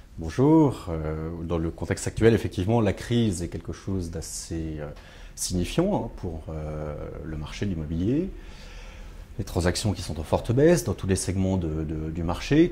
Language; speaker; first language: French; native; French